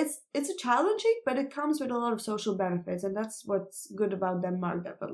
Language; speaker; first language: English; non-native, fluent; Latvian